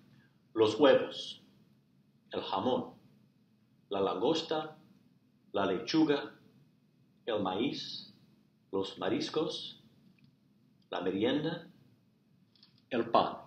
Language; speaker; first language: Spanish; non-native, fluent; English